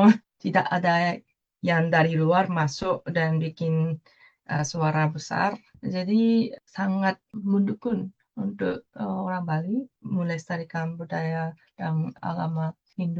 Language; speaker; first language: Indonesian; non-native, fluent; Japanese